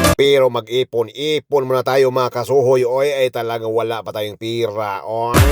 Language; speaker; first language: Filipino; non-native, local second language; Cebuano